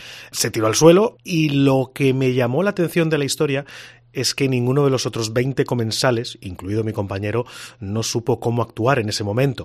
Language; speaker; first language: Spanish; native; Spanish